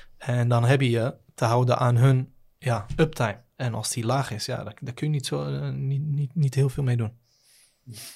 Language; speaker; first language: Dutch; native; Dutch